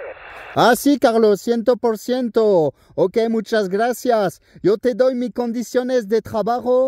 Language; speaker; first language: Spanish; non-native, learner; French